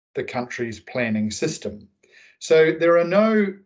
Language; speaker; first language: English; native; English